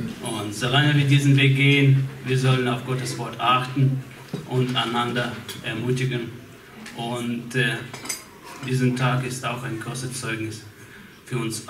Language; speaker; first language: German; non-native, fluent; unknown